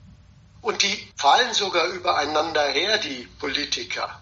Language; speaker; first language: German; native; German